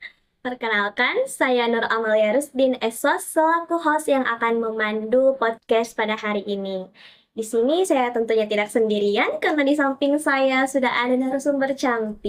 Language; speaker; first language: Indonesian; native; Indonesian